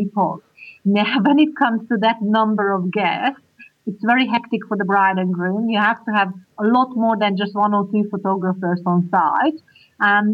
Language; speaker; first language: English; non-native, fluent; Hungarian